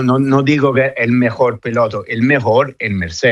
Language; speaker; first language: Spanish; non-native, fluent; Italian